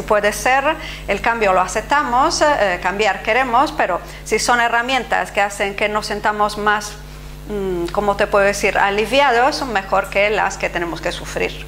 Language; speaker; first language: Spanish; non-native, fluent; Italian